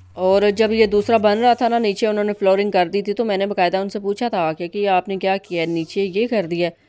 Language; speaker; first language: Urdu; non-native, local second language; Punjabi